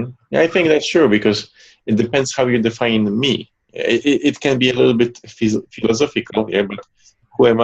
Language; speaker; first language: English; non-native, fluent; Polish